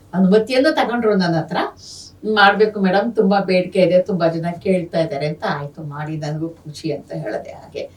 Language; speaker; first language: Kannada; non-native, local second language; Urdu